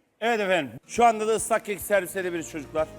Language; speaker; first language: Turkish; native; Turkish